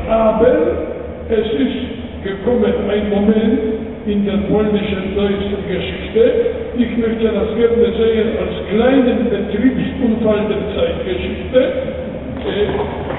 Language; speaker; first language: German; non-native, fluent; Polish